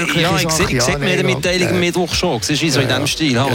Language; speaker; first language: German; native; German